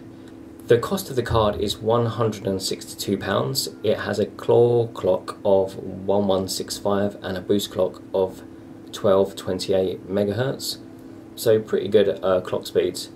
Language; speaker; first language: English; native; English